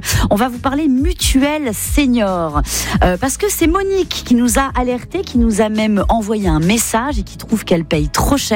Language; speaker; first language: French; native; French